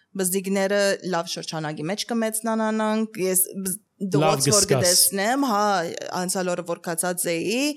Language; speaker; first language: Armenian; early bilingual, heritage; Armenian